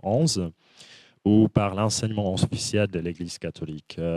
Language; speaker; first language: French; non-native, fluent; Czech